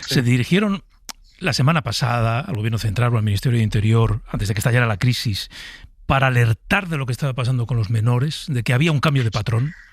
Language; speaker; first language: Spanish; native; Spanish